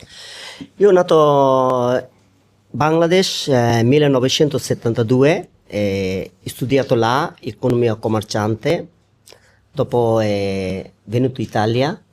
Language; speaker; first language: Italian; non-native, learner; Bangla